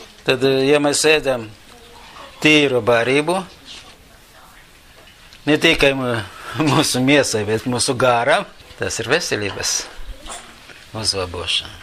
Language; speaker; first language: Latvian; non-native, local second language; Russian